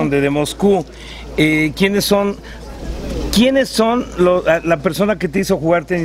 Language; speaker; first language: Spanish; native; Spanish